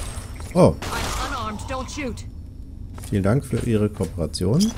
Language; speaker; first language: German; native; German